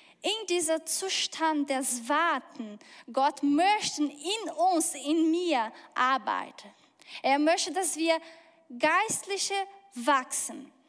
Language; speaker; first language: German; non-native, fluent; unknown